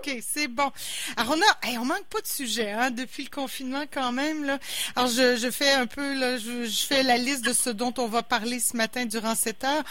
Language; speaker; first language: French; native; French